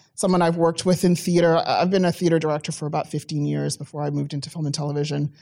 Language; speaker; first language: English; native; English